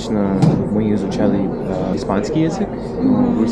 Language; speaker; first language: Russian; non-native, learner; English